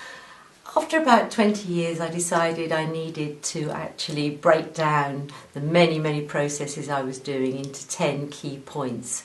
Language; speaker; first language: English; native; English